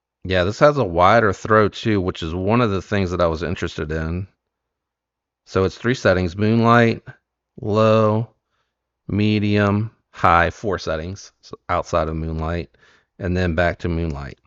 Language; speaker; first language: English; native; English